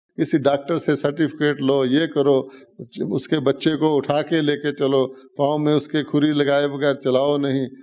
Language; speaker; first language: Hindi; native; Hindi